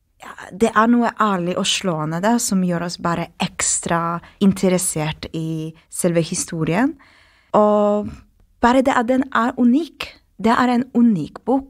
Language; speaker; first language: Norwegian; non-native, fluent; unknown